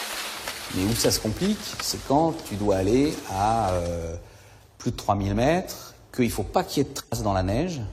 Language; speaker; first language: French; native; French